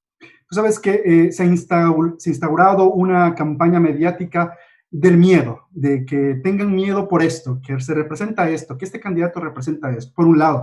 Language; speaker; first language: Spanish; native; Spanish